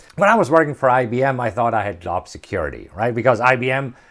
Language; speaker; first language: English; non-native, fluent; German